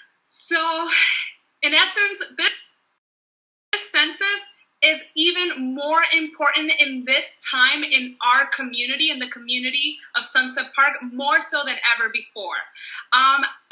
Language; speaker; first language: English; native; English